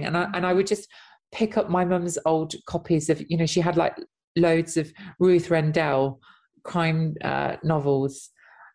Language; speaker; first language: English; native; English